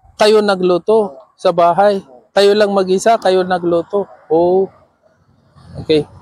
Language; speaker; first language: Filipino; non-native, learner; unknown